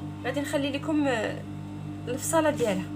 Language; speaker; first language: Arabic; native; Arabic